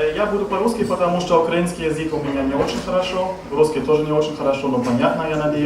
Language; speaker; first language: Russian; non-native, learner; German